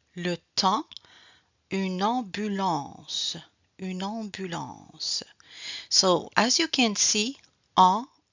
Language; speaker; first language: French; native; French